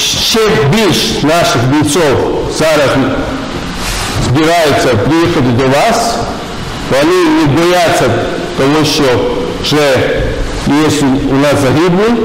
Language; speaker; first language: Ukrainian; non-native, fluent; Georgian